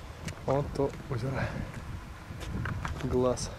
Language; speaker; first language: Russian; native; Russian